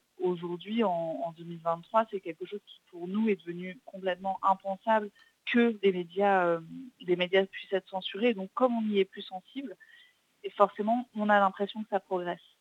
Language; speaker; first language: French; native; French